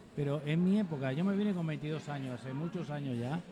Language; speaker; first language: Spanish; native; Spanish